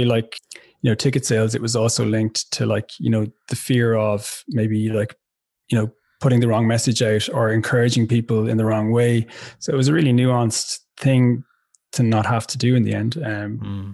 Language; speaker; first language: English; native; English